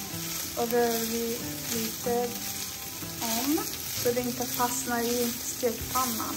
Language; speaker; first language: Swedish; non-native, fluent; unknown